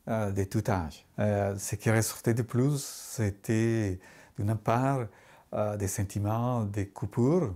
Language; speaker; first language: French; non-native, fluent; Spanish